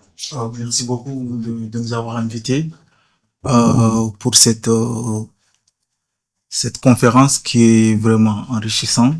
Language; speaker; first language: French; non-native, fluent; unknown